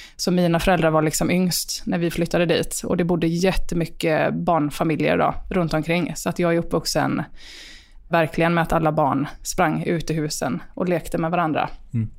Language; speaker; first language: Swedish; native; Swedish